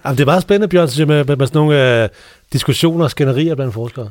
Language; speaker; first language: Danish; native; Danish